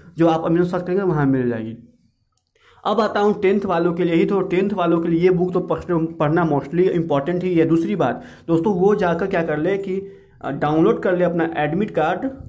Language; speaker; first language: Hindi; native; Hindi